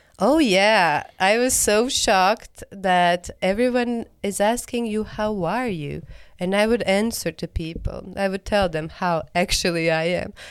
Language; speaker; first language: English; non-native, fluent; Croatian